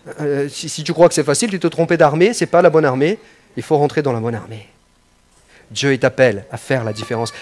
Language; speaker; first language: French; non-native, fluent; Portuguese